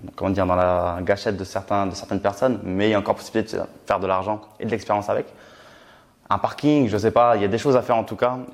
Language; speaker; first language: French; native; French